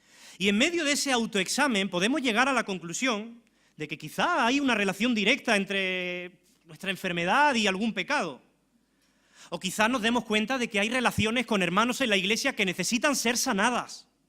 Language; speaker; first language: Spanish; native; Spanish